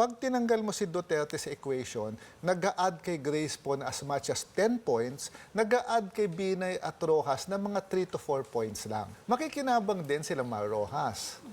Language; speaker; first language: Filipino; native; Filipino